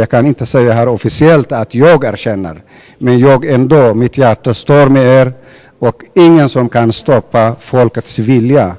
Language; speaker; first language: Swedish; non-native, fluent; Somali